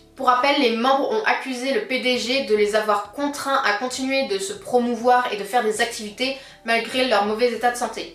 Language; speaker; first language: French; native; French